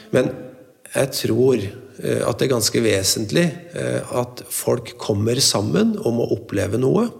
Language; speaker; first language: Norwegian; native; Norwegian